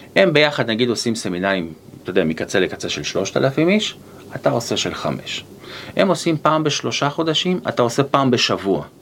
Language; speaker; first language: Hebrew; native; Hebrew